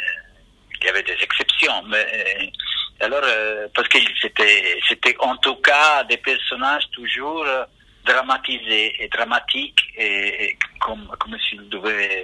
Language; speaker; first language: French; non-native, fluent; Italian